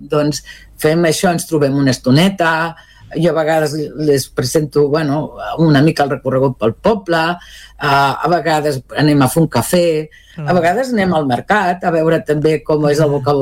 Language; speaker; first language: Catalan; non-native, local second language; Spanish